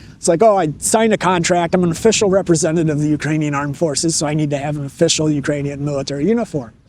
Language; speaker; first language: English; native; English